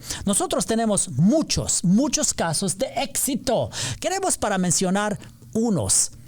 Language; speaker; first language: Spanish; non-native, learner; English